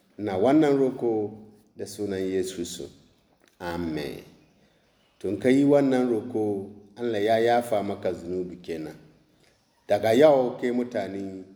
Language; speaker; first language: Hausa; non-native, local second language; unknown